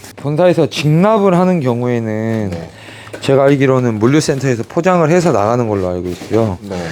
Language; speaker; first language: Korean; native; Korean